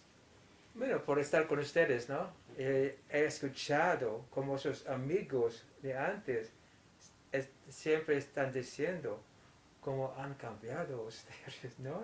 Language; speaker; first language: Spanish; non-native, fluent; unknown